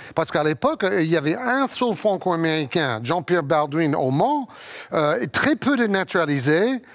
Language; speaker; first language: French; non-native, fluent; English